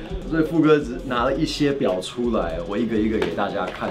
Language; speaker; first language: Chinese; early bilingual, other home language; English